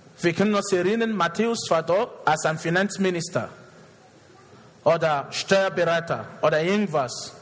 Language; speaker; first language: German; non-native, fluent; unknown